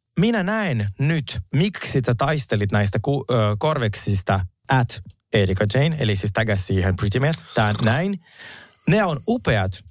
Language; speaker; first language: Finnish; early bilingual, other home language; Russian